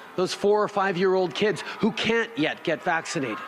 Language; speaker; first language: English; early bilingual, other home language; French